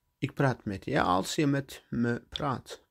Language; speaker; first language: Dutch; non-native, learner; Turkish